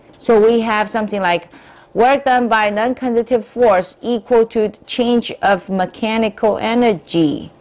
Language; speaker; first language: English; non-native, fluent; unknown